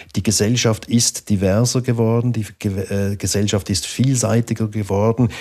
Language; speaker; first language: German; native; German